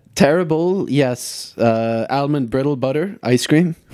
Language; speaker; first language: English; native; English